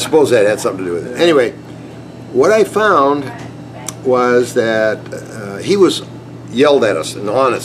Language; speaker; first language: English; native; English